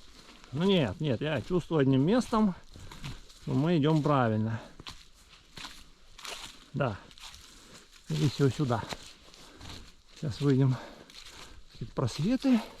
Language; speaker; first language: Russian; native; Russian